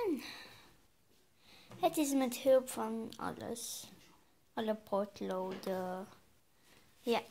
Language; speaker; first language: Dutch; early bilingual, other home language; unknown